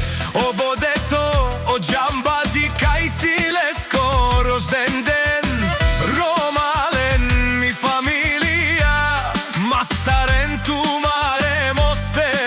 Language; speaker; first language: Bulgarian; non-native, local second language; Romany